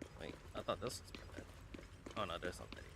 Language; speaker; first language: English; native; English